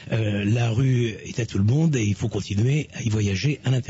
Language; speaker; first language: French; native; French